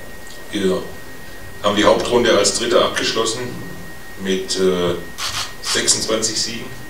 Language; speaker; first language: German; native; German